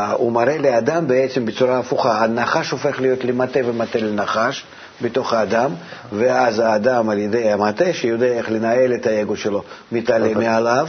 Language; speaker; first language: Hebrew; non-native, fluent; Russian